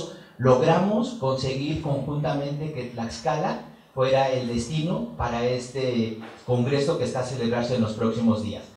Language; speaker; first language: Spanish; native; Spanish